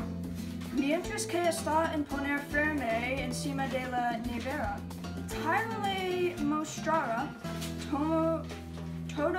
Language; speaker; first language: Spanish; non-native, learner; English